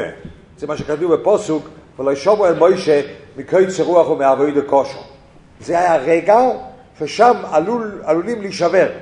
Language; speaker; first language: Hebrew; non-native, fluent; English